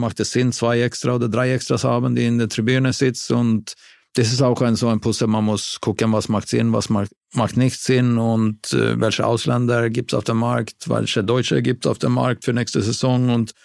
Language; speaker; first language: German; non-native, fluent; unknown